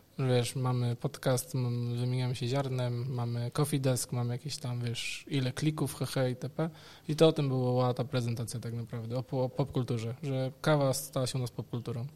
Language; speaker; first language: Polish; native; Polish